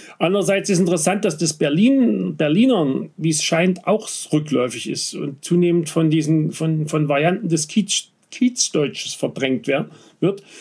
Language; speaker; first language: German; native; German